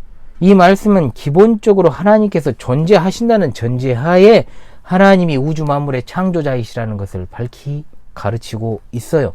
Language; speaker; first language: Korean; native; Korean